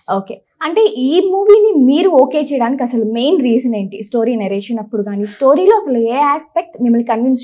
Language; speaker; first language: Telugu; native; Telugu